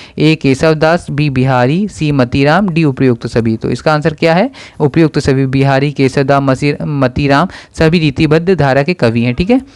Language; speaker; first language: Hindi; native; Hindi